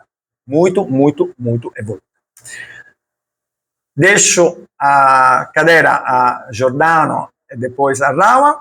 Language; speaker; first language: Portuguese; non-native, learner; Italian